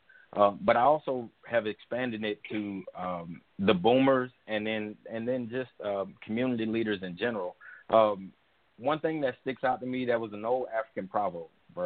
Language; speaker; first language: English; native; English